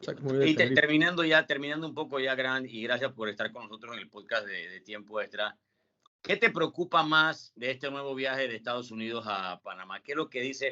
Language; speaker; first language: Spanish; native; Spanish